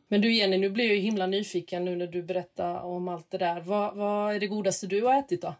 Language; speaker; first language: Swedish; early bilingual, other home language; Russian